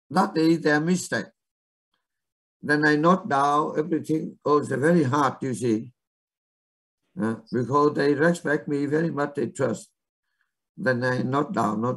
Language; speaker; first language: English; non-native, learner; Vietnamese